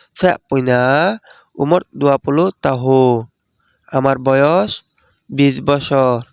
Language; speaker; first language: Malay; non-native, learner; Bangla